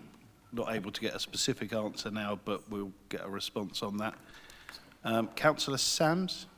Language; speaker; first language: English; native; English